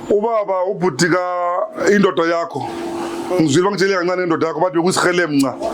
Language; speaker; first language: Zulu; non-native, local second language; Venda